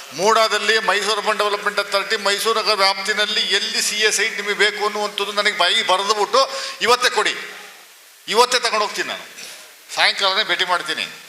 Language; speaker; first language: Kannada; native; Kannada